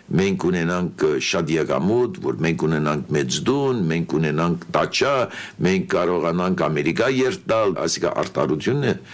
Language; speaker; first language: Armenian; early bilingual, heritage; Armenian